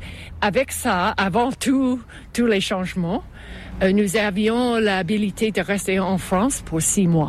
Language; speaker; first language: French; non-native, fluent; English